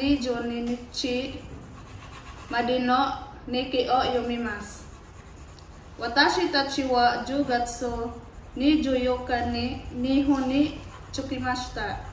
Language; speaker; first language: Japanese; non-native, learner; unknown